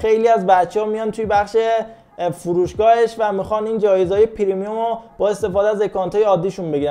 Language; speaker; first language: Persian; native; Persian